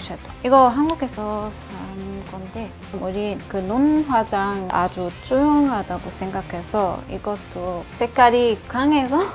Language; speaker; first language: Korean; non-native, learner; Arabic